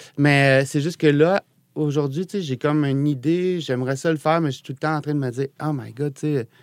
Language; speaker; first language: French; native; French